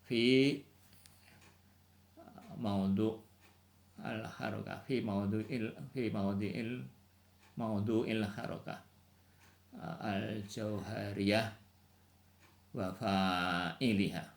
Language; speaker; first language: Arabic; non-native, fluent; Indonesian